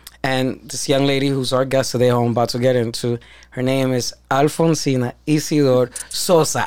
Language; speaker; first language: English; early bilingual, other home language; Spanish